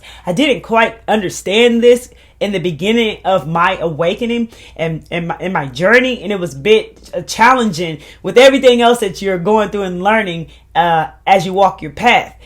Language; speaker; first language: English; native; English